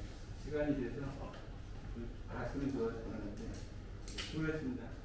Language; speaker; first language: Korean; native; Korean